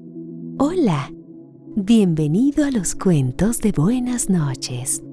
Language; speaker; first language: Spanish; native; Spanish